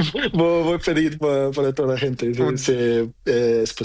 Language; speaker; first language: Spanish; non-native, learner; Portuguese